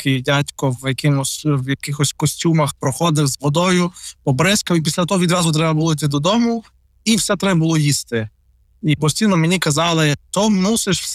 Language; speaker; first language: Ukrainian; non-native, local second language; Russian